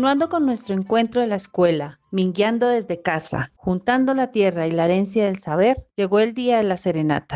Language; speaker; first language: Spanish; native; Spanish